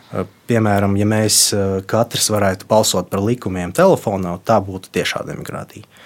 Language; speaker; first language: Latvian; non-native, local second language; Russian